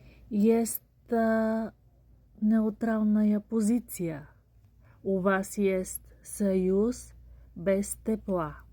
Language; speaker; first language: Russian; non-native, learner; Bulgarian